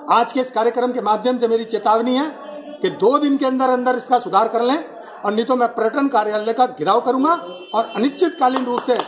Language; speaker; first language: Hindi; native; Hindi